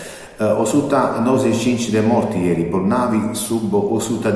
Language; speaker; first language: Romanian; non-native, learner; Italian